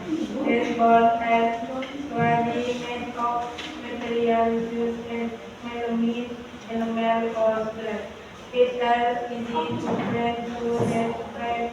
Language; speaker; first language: English; non-native, learner; Indonesian